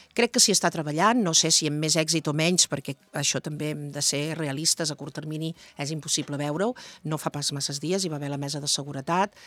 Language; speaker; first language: Catalan; native; Catalan